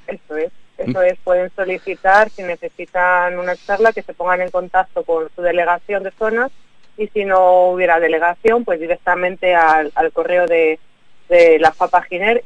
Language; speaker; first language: Spanish; native; Spanish